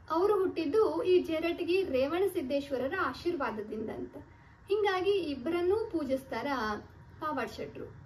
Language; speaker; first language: Kannada; native; Kannada